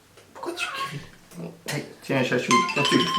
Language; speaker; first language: French; native; French